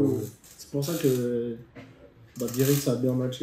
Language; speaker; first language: French; native; French